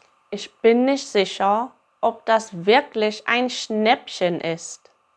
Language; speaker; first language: German; native; German